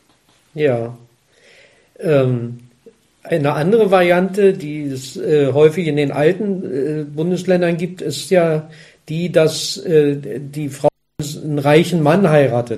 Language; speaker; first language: German; native; German